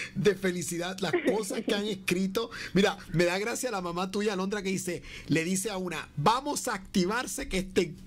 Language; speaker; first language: Spanish; native; Spanish